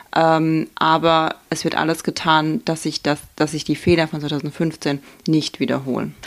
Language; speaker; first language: German; early bilingual, other home language; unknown